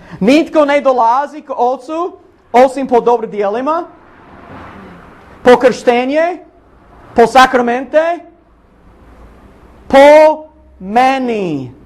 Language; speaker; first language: Bosnian; non-native, learner; English